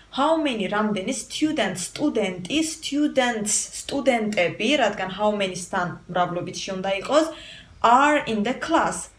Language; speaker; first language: English; non-native, fluent; Georgian